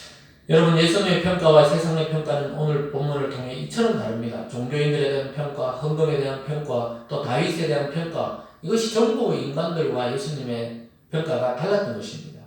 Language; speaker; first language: Korean; native; Korean